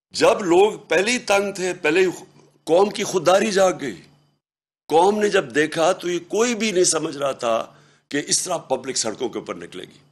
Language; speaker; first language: Urdu; native; Urdu